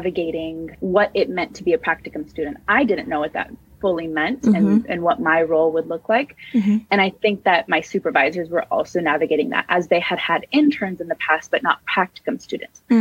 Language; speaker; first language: English; native; English